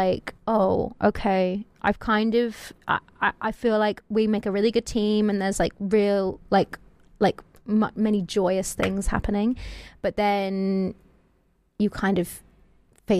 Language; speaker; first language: English; native; English